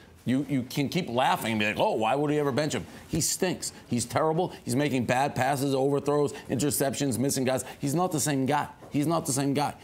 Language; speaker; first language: English; native; English